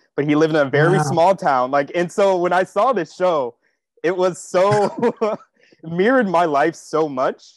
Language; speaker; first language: English; native; English